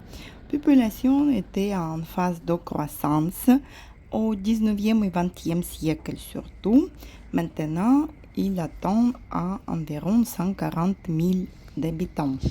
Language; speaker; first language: French; non-native, fluent; Russian